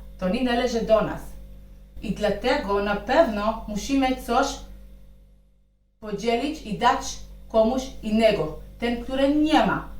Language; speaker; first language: Polish; non-native, learner; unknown